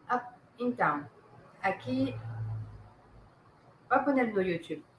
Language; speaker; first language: Portuguese; non-native, learner; French